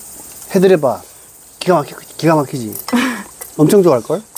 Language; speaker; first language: Korean; native; Korean